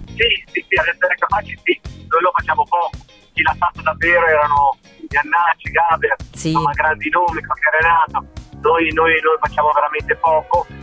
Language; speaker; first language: Italian; native; Italian